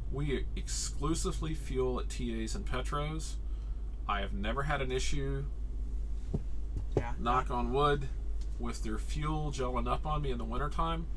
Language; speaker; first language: English; native; English